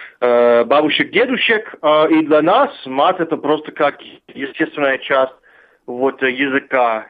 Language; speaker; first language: Russian; non-native, fluent; English